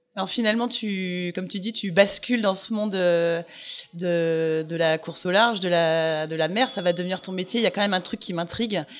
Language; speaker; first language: French; native; French